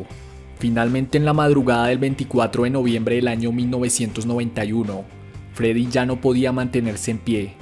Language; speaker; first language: Spanish; native; Spanish